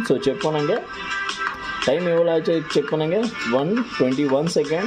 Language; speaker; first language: Tamil; non-native, local second language; Malayalam